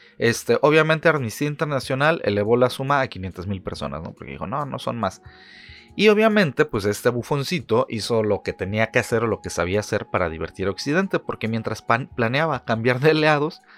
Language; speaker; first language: Spanish; native; Spanish